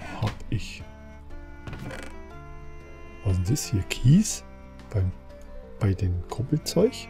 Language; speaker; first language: German; native; German